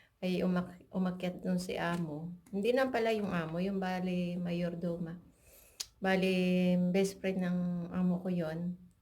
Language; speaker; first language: Filipino; native; Filipino